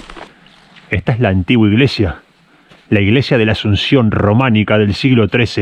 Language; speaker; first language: Spanish; native; Spanish